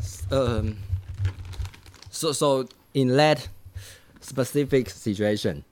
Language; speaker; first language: English; non-native, learner; Chinese